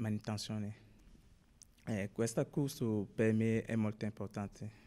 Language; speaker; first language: Italian; non-native, learner; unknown